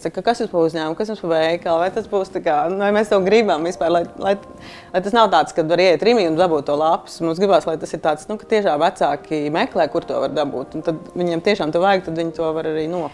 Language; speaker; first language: Latvian; native; Latvian